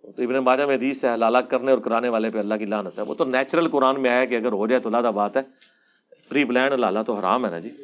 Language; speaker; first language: Urdu; non-native, local second language; Punjabi